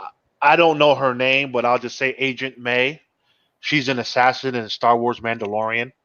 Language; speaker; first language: English; native; English